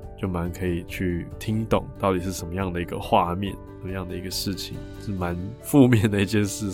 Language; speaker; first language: Chinese; native; Chinese